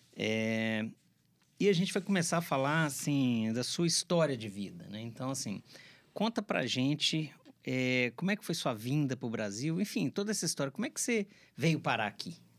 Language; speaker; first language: Portuguese; native; Portuguese